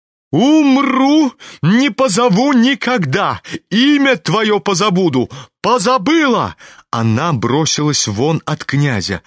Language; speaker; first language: Russian; native; Russian